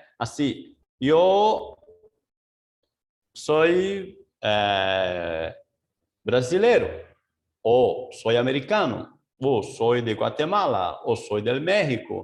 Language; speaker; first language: Portuguese; non-native, fluent; Spanish